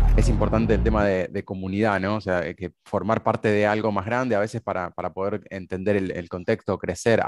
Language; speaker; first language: Spanish; native; Spanish